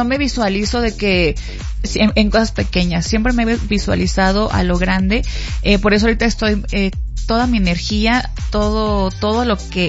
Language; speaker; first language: Spanish; native; Spanish